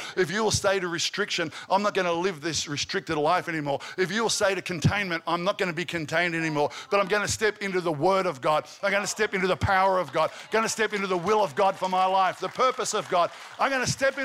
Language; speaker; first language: English; native; English